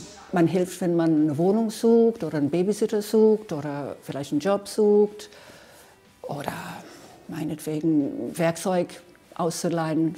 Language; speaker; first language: German; non-native, fluent; English